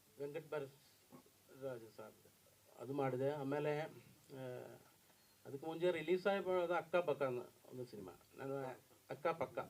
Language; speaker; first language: Kannada; non-native, learner; Malayalam